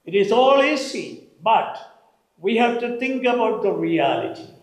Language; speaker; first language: English; non-native, local second language; Malayalam